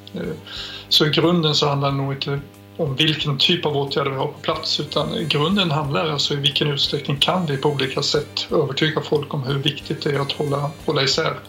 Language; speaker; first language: Swedish; native; Swedish